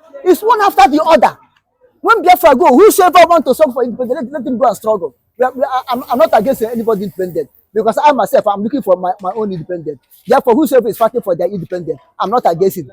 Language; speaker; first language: English; non-native, local second language; Igbo